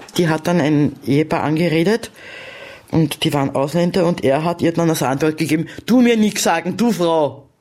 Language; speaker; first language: German; native; German